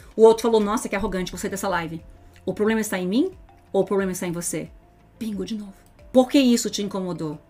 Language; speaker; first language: Portuguese; native; Portuguese